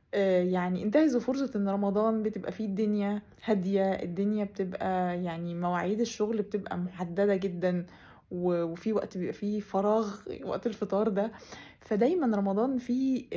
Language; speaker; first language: Arabic; native; Arabic